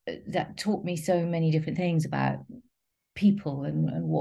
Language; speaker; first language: English; native; English